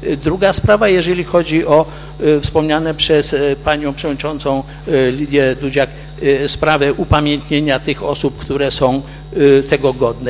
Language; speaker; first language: Polish; native; Polish